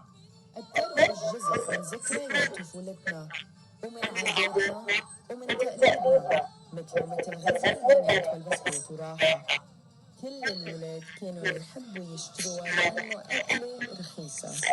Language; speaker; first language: Arabic; early bilingual, heritage; Arabic